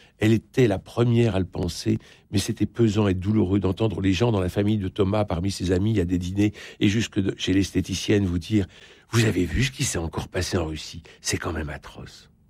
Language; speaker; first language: French; native; French